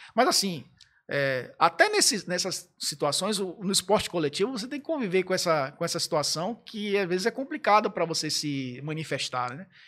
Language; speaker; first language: Portuguese; native; Portuguese